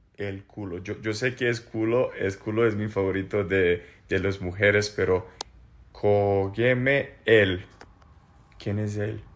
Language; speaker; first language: Spanish; non-native, learner; Serbian